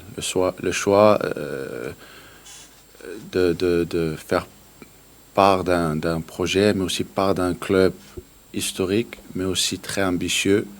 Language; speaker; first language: French; non-native, learner; Danish